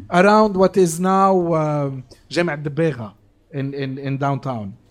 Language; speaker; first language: English; non-native, fluent; Arabic